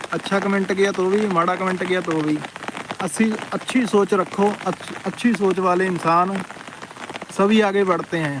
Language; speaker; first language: Hindi; non-native, local second language; Punjabi